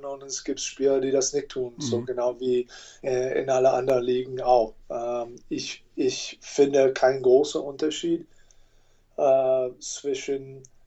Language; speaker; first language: German; non-native, fluent; English